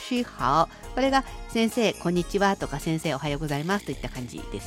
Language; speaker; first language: Japanese; native; Japanese